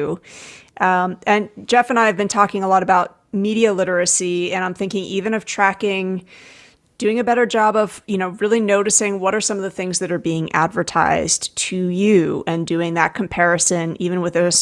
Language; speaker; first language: English; native; English